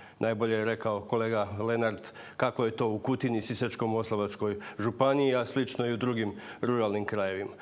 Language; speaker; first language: Croatian; native; Croatian